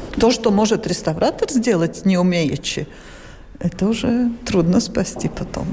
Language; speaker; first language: Russian; non-native, local second language; Latvian